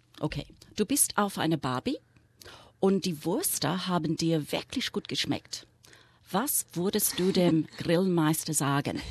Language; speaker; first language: German; non-native, fluent; English